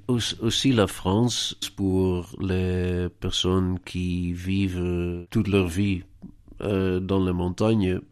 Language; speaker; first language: French; non-native, fluent; Dutch